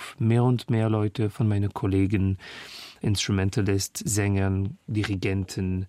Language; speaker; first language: German; non-native, learner; French